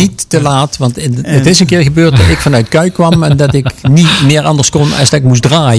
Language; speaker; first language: Dutch; native; Dutch